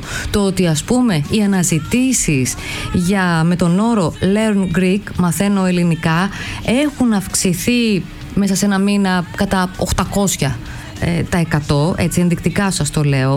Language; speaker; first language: Greek; native; Greek